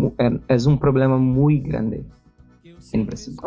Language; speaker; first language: Spanish; non-native, learner; Portuguese